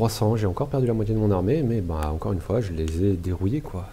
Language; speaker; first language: French; native; French